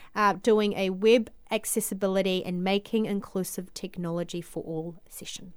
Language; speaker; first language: English; native; English